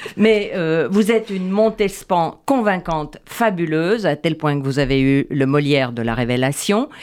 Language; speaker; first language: French; native; French